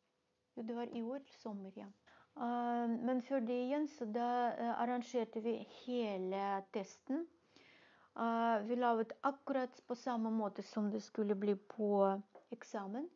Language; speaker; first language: Norwegian; non-native, fluent; Russian